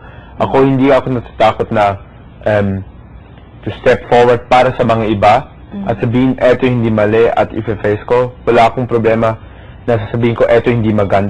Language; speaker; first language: Filipino; early bilingual, heritage; Filipino